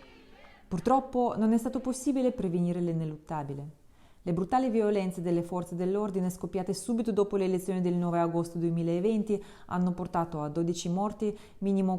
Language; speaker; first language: Italian; non-native, fluent; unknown